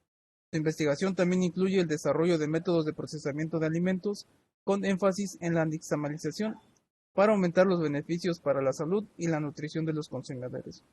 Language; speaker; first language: Spanish; native; Spanish